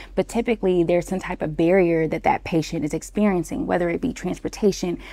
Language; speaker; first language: English; native; English